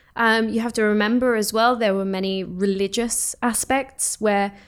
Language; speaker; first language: English; native; English